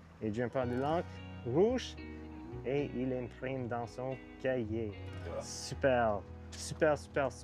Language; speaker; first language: French; non-native, learner; English